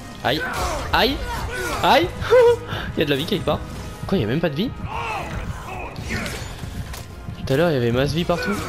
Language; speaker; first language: French; native; French